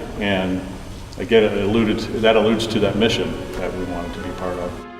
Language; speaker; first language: English; native; English